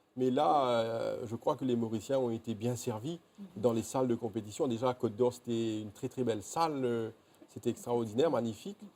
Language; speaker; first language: French; non-native, local second language; Morisyen